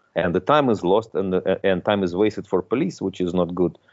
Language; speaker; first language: English; non-native, fluent; Russian